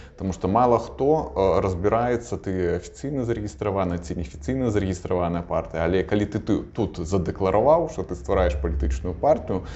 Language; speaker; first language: Belarusian; non-native, local second language; Russian